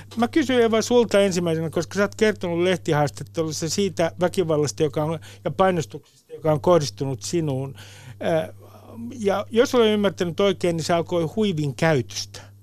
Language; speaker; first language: Finnish; native; Finnish